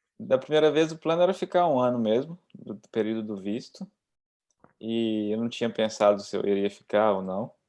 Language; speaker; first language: Portuguese; native; Portuguese